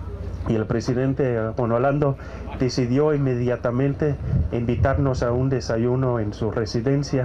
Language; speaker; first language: Spanish; non-native, fluent; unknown